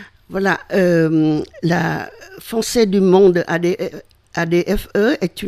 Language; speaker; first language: French; non-native, fluent; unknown